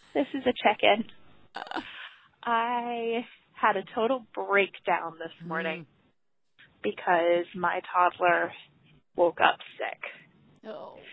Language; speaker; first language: English; native; English